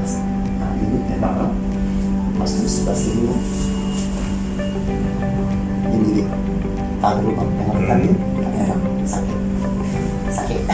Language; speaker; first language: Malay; non-native, local second language; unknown